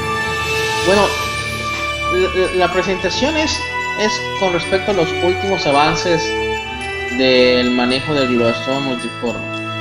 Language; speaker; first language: Spanish; native; Spanish